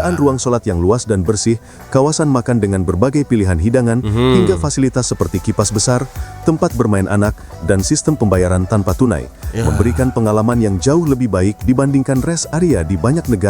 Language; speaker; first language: Indonesian; native; Indonesian